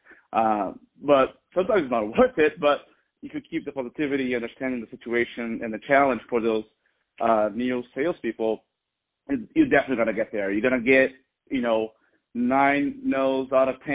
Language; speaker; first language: English; non-native, fluent; Portuguese